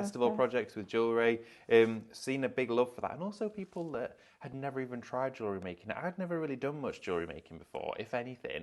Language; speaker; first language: English; native; English